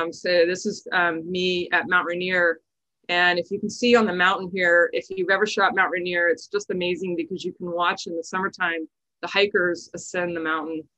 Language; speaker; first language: English; native; English